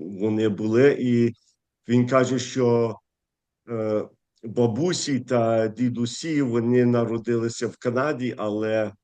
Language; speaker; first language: Ukrainian; early bilingual, heritage; Ukrainian